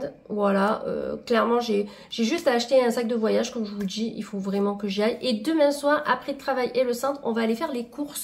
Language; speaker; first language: French; native; French